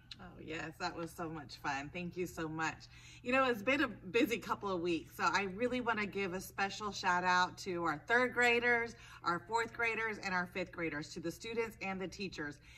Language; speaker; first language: English; native; English